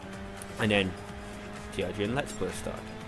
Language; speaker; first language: English; native; English